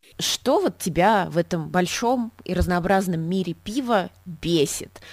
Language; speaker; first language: Russian; native; Russian